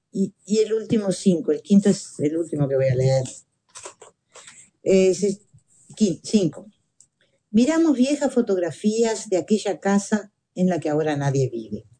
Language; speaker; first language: Spanish; native; Spanish